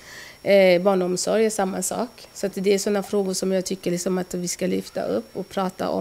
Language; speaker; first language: Swedish; early bilingual, other home language; Lingala